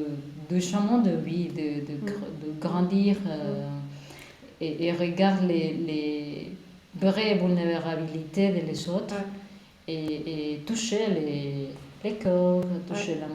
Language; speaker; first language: French; non-native, learner; Spanish